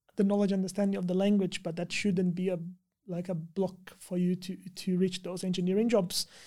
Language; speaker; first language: English; non-native, fluent; Portuguese